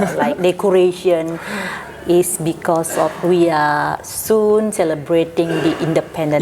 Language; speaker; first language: English; non-native, fluent; Indonesian